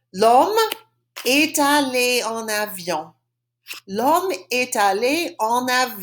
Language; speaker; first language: French; non-native, fluent; English